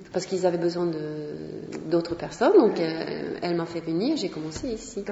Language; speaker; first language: French; non-native, fluent; Swedish